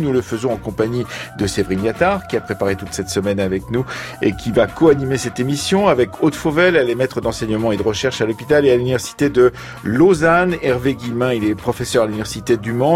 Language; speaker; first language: French; native; French